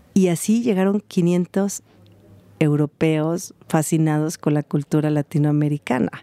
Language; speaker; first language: Spanish; native; Spanish